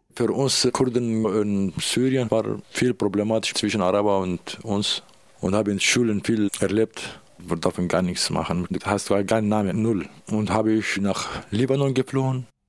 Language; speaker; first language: German; non-native, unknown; Kurdish